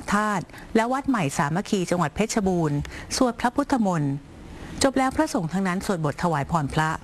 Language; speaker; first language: Thai; native; Thai